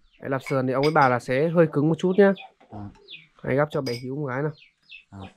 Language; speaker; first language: Vietnamese; native; Vietnamese